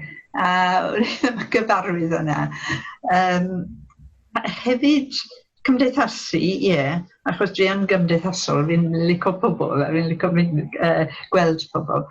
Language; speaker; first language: Welsh; non-native, local second language; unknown